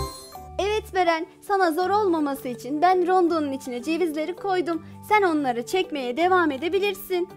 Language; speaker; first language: Turkish; native; Turkish